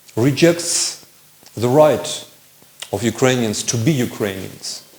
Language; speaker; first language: English; non-native, fluent; Armenian